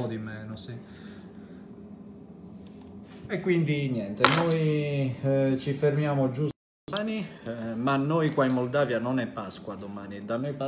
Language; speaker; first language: Italian; native; Italian